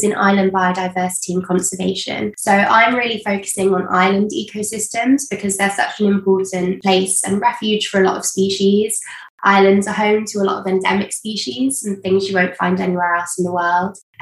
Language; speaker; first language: English; native; English